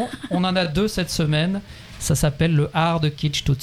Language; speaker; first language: French; native; French